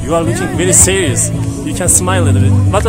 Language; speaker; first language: English; non-native, learner; Turkish